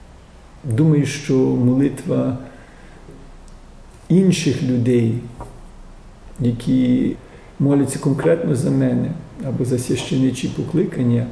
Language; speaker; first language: Ukrainian; early bilingual, heritage; Ukrainian